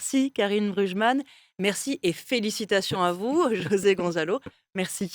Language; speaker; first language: French; native; French